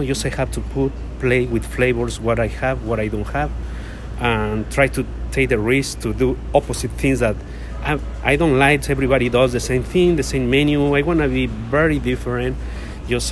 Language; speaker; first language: English; non-native, learner; Spanish